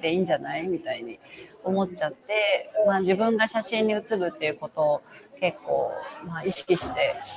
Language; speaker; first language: Japanese; native; Japanese